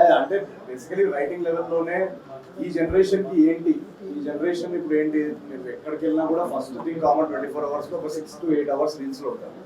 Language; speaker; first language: Telugu; native; Telugu